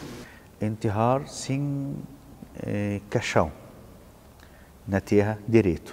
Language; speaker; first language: Portuguese; non-native, learner; Arabic